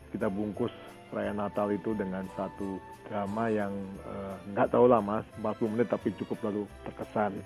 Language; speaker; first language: Indonesian; native; Indonesian